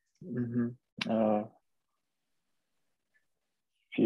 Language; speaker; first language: German; non-native, learner; Czech